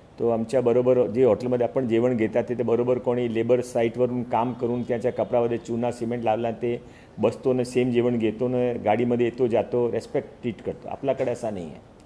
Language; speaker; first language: Marathi; non-native, local second language; Hindi